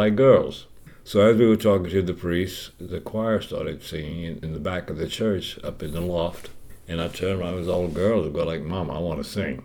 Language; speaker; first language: English; native; English